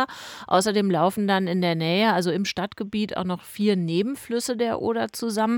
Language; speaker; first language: German; native; German